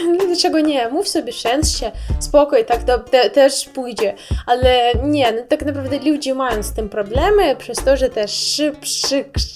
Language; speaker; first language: Polish; non-native, learner; Russian